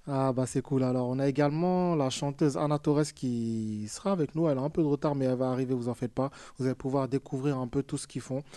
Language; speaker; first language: French; native; French